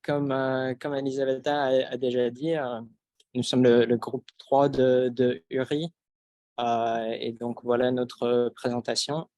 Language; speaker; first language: French; non-native, fluent; English